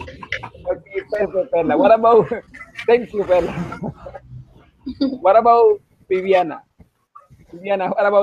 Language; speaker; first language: English; non-native, learner; Spanish